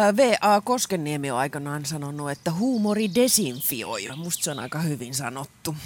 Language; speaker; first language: Finnish; non-native, local second language; Swedish